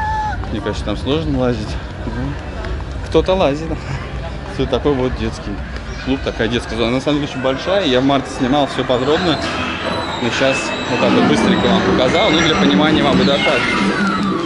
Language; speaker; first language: Russian; native; Russian